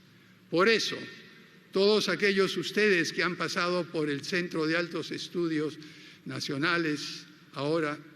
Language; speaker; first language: Spanish; native; Spanish